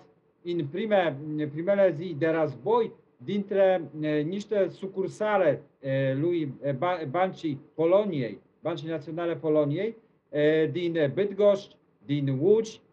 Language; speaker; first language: Romanian; non-native, learner; Polish